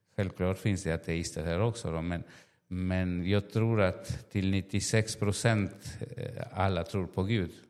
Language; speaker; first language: Swedish; non-native, fluent; Spanish